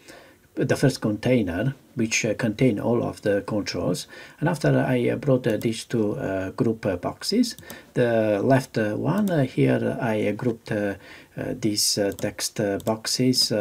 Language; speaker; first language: English; non-native, fluent; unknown